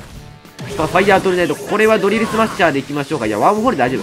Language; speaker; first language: Japanese; native; Japanese